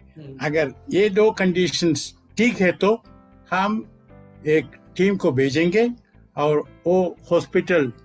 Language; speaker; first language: Hindi; non-native, local second language; Malayalam